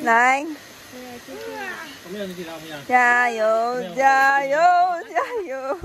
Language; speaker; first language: Chinese; native; Chinese